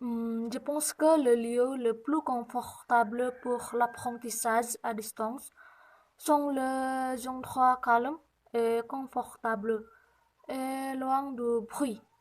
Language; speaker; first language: French; non-native, learner; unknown